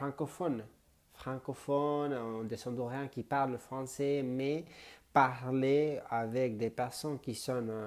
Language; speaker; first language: French; non-native, learner; Spanish